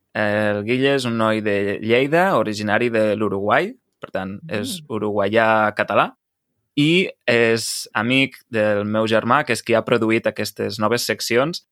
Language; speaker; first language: Catalan; native; Catalan